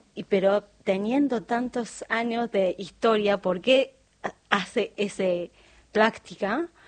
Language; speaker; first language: Spanish; non-native, learner; Japanese